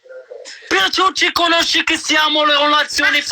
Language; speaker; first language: Italian; non-native, learner; Arabic